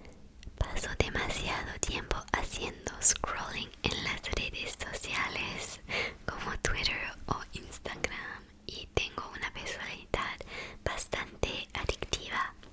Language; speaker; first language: Spanish; non-native, fluent; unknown